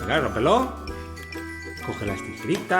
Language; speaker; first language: Spanish; native; Spanish